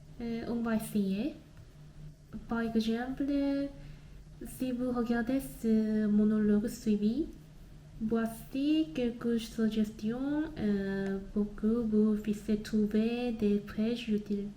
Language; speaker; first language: French; non-native, learner; Korean